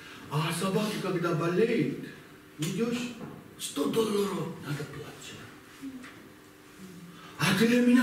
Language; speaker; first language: Russian; non-native, learner; Korean